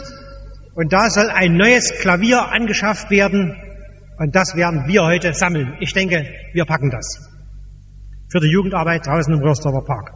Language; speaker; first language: German; native; German